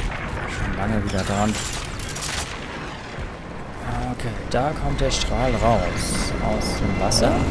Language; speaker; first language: German; native; German